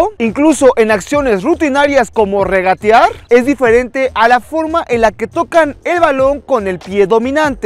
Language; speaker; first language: Spanish; native; Spanish